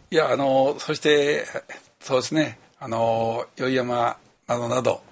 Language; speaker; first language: Japanese; native; Japanese